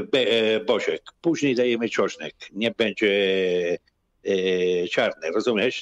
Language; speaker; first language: Polish; non-native, learner; Italian